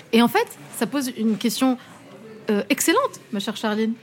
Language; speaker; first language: French; non-native, local second language; Arabic